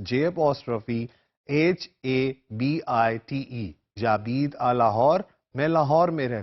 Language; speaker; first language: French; non-native, fluent; Urdu